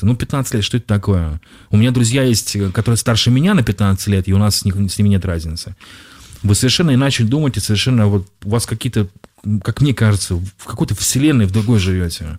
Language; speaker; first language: Russian; native; Russian